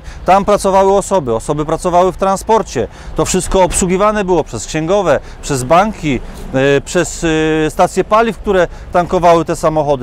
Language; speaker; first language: Polish; native; Polish